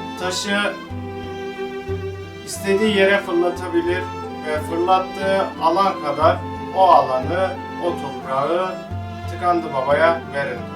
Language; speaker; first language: Turkish; native; Turkish